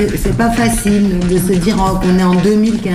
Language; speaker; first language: French; native; French